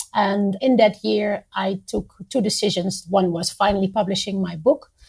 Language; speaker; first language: English; non-native, fluent; Dutch